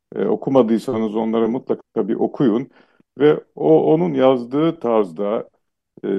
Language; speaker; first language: Turkish; non-native, local second language; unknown